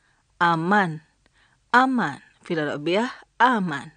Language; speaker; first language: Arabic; non-native, fluent; Indonesian